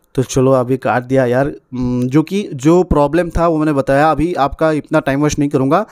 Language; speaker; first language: Hindi; native; Hindi